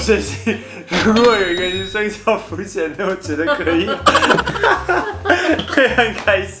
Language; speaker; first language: Chinese; non-native, fluent; French